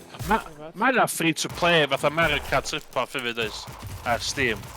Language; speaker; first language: Welsh; native; Welsh